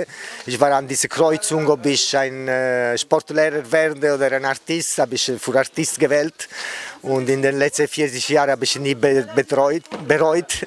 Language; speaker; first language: German; non-native, fluent; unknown